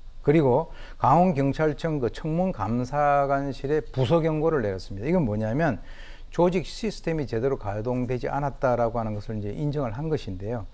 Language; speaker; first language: Korean; native; Korean